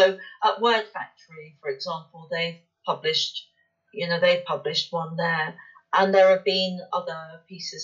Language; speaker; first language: English; native; English